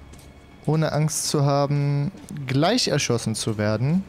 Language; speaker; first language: German; native; German